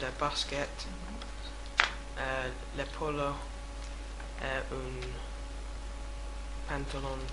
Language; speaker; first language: French; non-native, learner; English